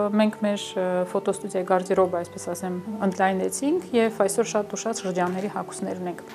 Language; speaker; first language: Armenian; early bilingual, heritage; Armenian